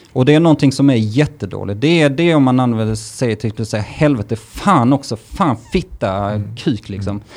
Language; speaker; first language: Swedish; early bilingual, other home language; Russian